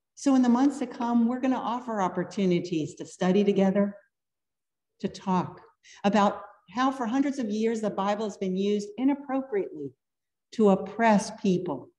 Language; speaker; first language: English; native; English